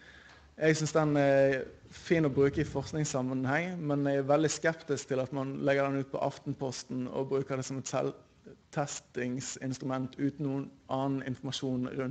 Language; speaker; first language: Norwegian; native; Norwegian